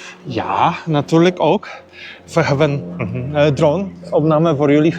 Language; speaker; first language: Dutch; non-native, learner; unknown